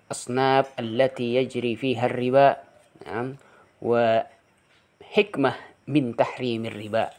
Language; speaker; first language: Arabic; non-native, fluent; Indonesian